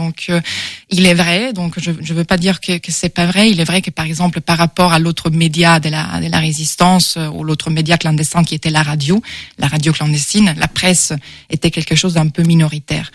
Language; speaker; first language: French; non-native, fluent; Italian